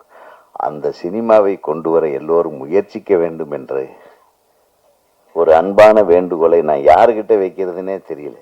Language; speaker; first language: Tamil; native; Tamil